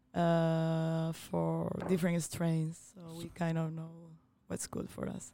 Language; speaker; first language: English; non-native, fluent; Spanish